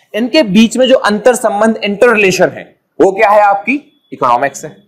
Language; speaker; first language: Hindi; native; Hindi